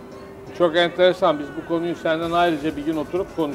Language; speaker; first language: Turkish; native; Turkish